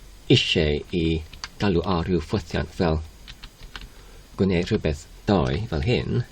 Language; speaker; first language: Welsh; non-native, learner; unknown